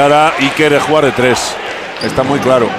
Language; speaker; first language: Spanish; native; Spanish